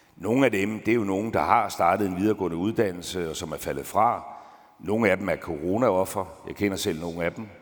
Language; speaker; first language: Danish; native; Danish